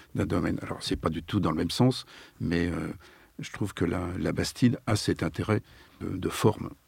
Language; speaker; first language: French; native; French